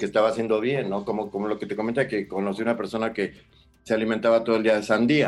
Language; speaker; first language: Spanish; native; Spanish